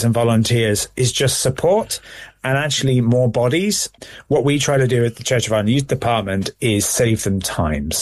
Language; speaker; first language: English; native; English